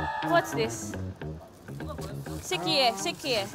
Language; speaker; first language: English; non-native, local second language; Filipino